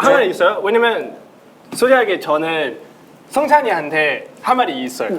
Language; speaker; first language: Korean; non-native, local second language; Chinese